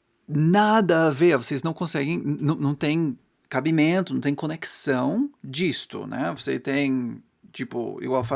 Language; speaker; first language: Portuguese; non-native, fluent; English